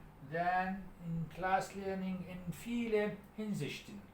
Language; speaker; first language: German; non-native, learner; Arabic